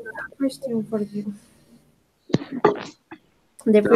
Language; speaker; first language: English; non-native, learner; Spanish